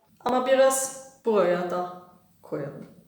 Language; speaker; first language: Turkish; non-native, learner; German